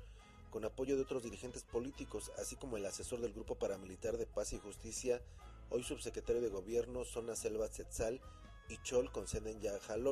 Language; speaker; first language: Spanish; native; Spanish